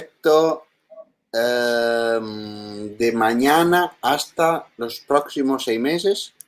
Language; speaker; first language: Spanish; non-native, learner; Italian